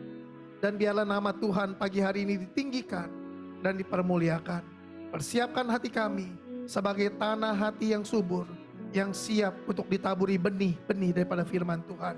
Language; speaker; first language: Indonesian; native; Indonesian